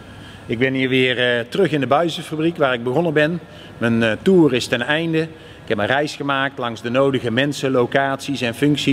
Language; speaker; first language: Dutch; native; Dutch